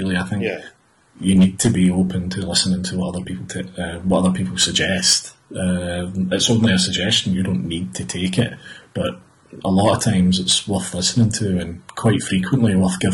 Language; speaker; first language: English; native; English